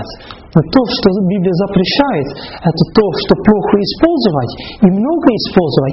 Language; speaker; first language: Russian; non-native, fluent; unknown